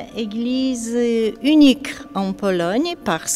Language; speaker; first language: French; non-native, fluent; Polish